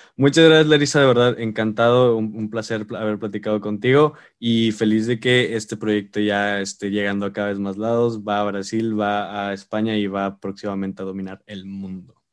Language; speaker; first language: Spanish; native; Spanish